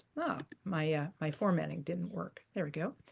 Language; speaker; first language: English; native; English